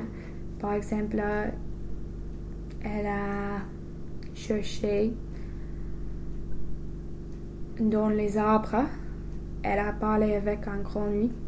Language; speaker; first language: French; non-native, learner; English